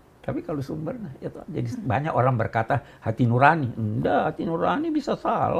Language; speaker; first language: Indonesian; native; Indonesian